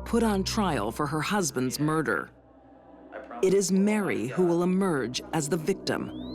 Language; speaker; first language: English; native; English